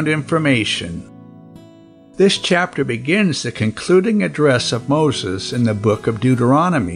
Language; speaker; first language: English; non-native, local second language; Yoruba